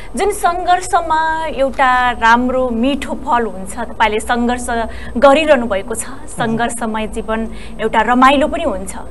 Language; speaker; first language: Nepali; native; Nepali